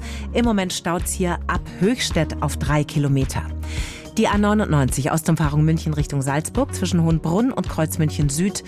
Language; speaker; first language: German; native; German